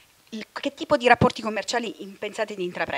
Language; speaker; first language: Italian; native; Italian